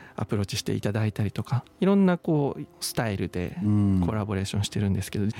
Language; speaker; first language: Japanese; native; Japanese